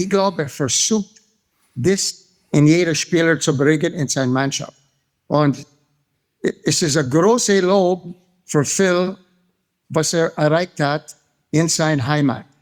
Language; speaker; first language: German; non-native, fluent; English